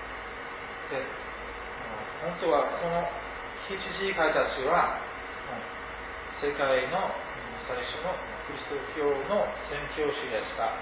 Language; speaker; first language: Japanese; non-native, fluent; English